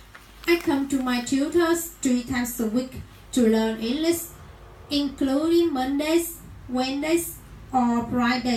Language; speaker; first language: English; non-native, learner; Vietnamese